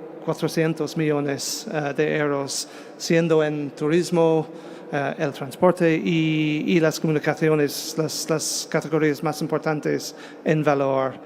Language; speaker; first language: Spanish; non-native, fluent; English